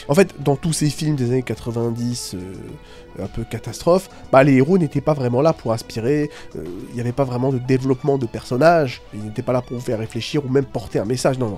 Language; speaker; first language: French; native; French